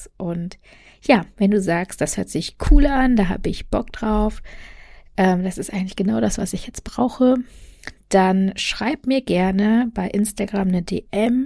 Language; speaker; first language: German; native; German